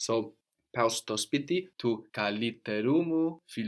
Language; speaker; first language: Greek; non-native, fluent; English